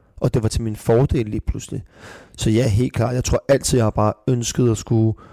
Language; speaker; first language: Danish; early bilingual, other home language; Persian